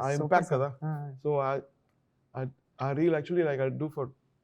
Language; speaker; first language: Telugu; non-native, learner; Tamil